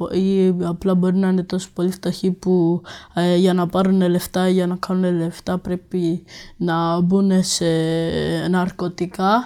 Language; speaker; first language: Greek; early bilingual, other home language; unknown